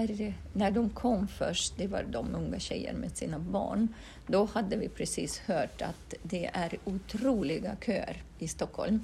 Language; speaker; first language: Swedish; non-native, fluent; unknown